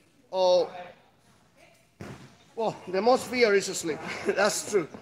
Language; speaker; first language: English; non-native, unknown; Spanish